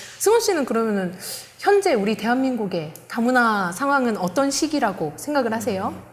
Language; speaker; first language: Korean; native; Korean